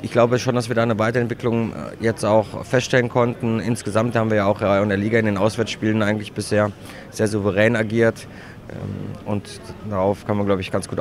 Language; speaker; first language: German; native; German